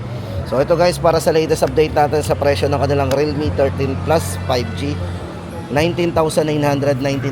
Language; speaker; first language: Filipino; native; Filipino